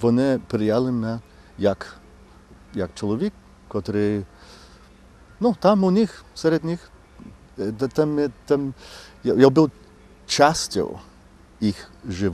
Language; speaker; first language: Ukrainian; non-native, fluent; English